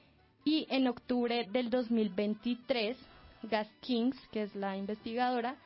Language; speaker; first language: Spanish; native; Spanish